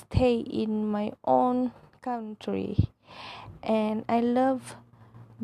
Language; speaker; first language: English; non-native, local second language; Malay